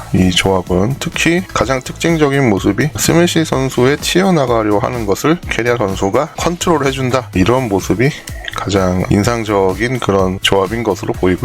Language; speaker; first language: Korean; native; Korean